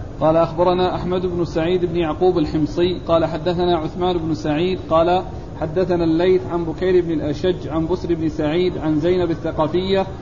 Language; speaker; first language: Arabic; native; Arabic